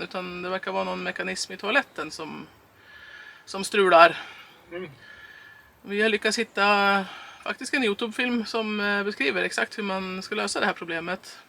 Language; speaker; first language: Swedish; native; Swedish